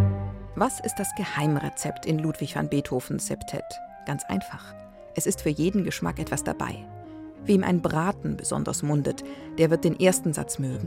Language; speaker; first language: German; native; German